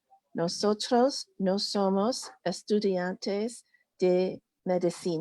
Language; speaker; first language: Spanish; non-native, learner; English